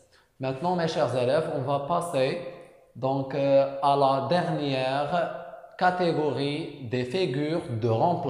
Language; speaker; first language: French; non-native, local second language; Arabic